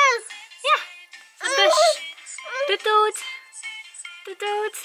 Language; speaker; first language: Dutch; native; Dutch